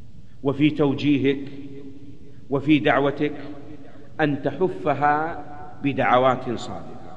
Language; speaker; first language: Arabic; native; Arabic